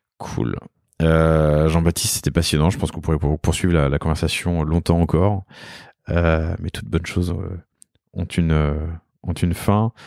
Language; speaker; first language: French; native; French